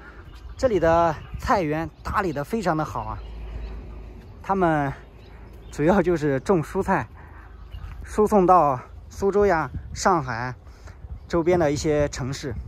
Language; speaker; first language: Chinese; native; Chinese